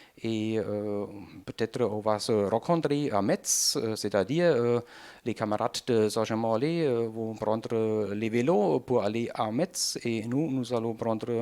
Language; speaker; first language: French; non-native, learner; German